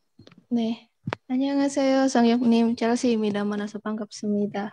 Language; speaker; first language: Korean; non-native, learner; Indonesian